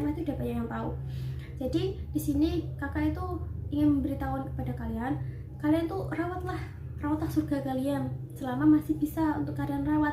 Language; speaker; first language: Indonesian; native; Indonesian